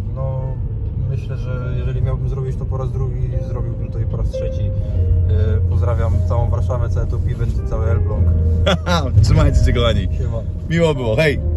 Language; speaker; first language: Polish; native; Polish